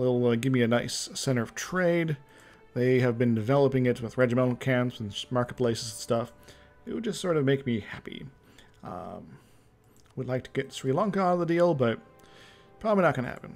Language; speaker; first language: English; native; English